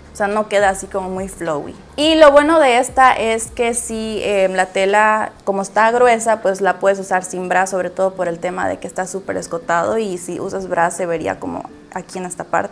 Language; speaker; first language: Spanish; native; Spanish